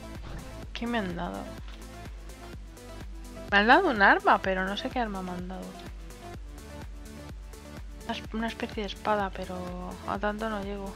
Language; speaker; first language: Spanish; native; Spanish